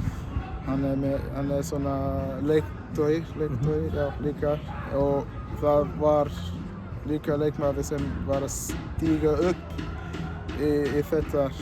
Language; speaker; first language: Icelandic; non-native, learner; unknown